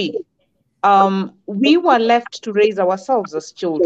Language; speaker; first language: English; non-native, local second language; Kamba